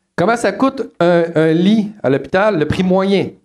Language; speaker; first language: French; native; French